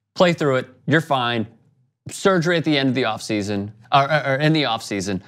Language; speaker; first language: English; native; English